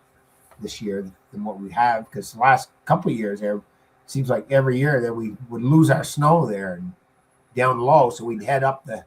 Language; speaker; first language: English; native; English